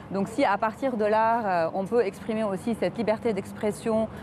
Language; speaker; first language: French; non-native, local second language; Arabic